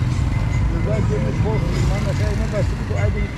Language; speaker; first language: English; non-native, fluent; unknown